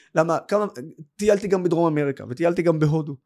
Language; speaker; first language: Hebrew; non-native, local second language; Arabic